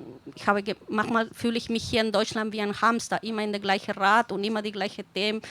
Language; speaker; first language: German; non-native, fluent; Spanish